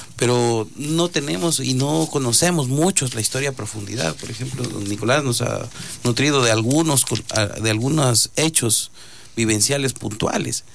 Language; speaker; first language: Spanish; native; Spanish